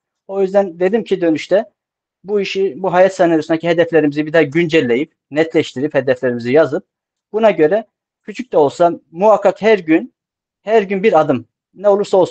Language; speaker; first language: Turkish; native; Turkish